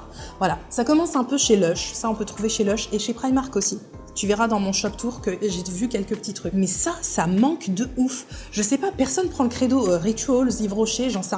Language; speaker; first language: French; native; French